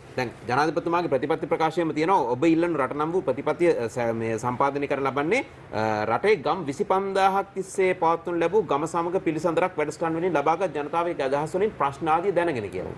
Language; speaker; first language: Sinhala; native; Sinhala